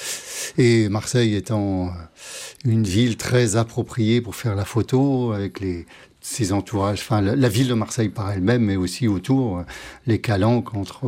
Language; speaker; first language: French; native; French